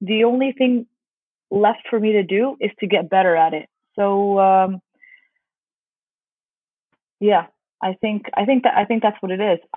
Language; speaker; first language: English; early bilingual, other home language; Arabic